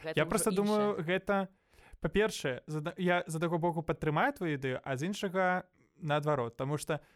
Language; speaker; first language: Belarusian; non-native, local second language; Russian